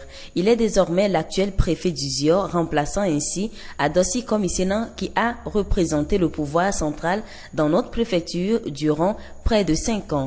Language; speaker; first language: French; non-native, local second language; Ewe